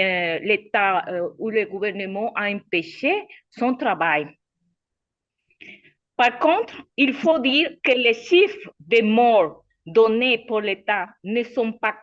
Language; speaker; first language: French; non-native, learner; Spanish